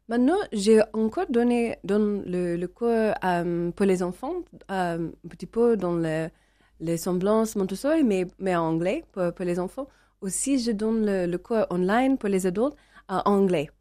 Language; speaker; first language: French; non-native, learner; English